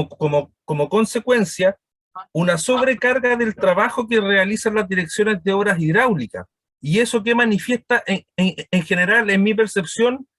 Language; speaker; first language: Spanish; native; Spanish